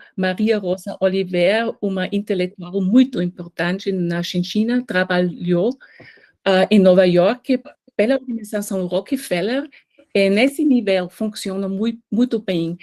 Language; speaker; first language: Portuguese; non-native, fluent; German